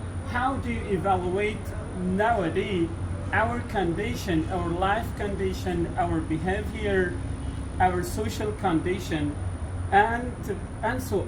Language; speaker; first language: English; non-native, learner; Persian